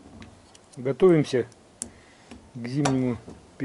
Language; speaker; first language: Russian; native; Russian